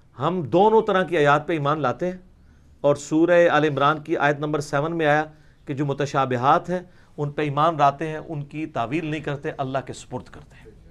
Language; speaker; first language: Urdu; non-native, local second language; Punjabi